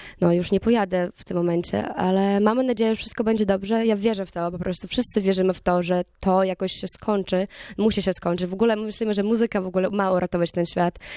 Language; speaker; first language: Polish; non-native, learner; Ukrainian